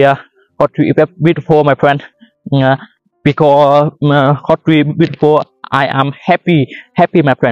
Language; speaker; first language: English; non-native, learner; Vietnamese